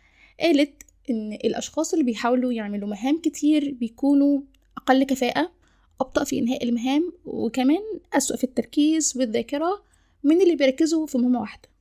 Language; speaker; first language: Arabic; native; Arabic